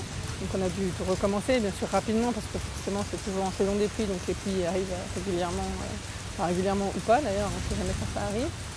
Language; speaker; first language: French; native; French